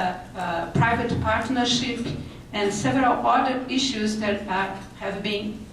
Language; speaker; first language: English; non-native, fluent; Portuguese